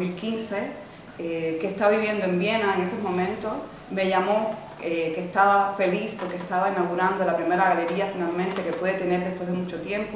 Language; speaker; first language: Spanish; native; Spanish